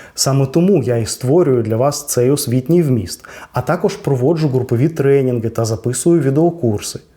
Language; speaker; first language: Ukrainian; non-native, local second language; Russian